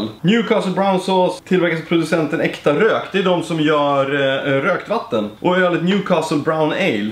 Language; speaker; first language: Swedish; native; Swedish